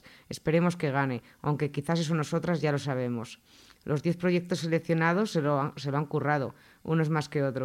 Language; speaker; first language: Spanish; native; Spanish